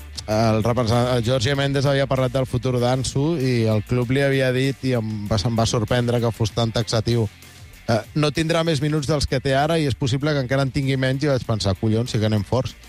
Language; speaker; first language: Catalan; native; Catalan